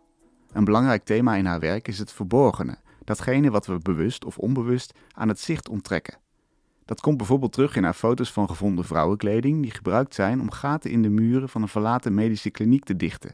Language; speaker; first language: Dutch; native; Dutch